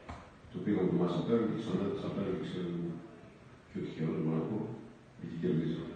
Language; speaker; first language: Greek; non-native, learner; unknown